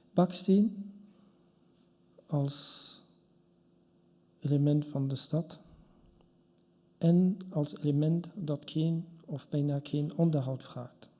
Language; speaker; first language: Dutch; non-native, local second language; French